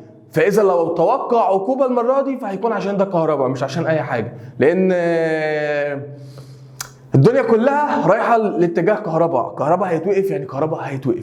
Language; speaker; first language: Arabic; native; Arabic